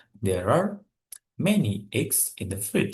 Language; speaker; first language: English; non-native, fluent; Indonesian